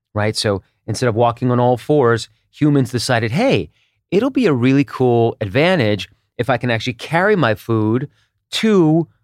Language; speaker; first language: English; early bilingual, other home language; Hebrew